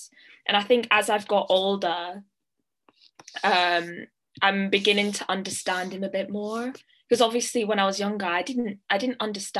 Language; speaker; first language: English; native; English